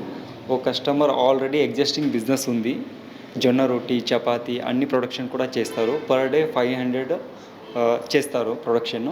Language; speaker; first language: Telugu; non-native, local second language; Hindi